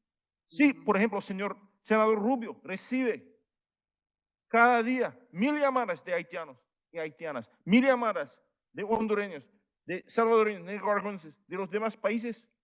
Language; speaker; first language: Spanish; non-native, fluent; Haitian Creole